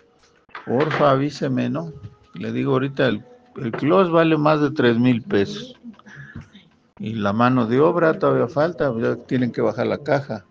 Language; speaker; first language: Spanish; native; Spanish